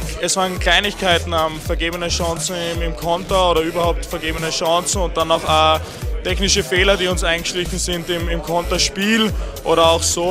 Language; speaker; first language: German; native; German